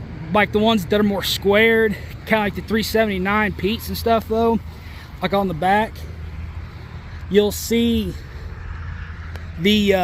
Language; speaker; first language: English; native; English